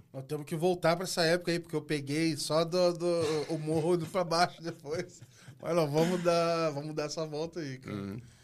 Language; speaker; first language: Portuguese; native; Portuguese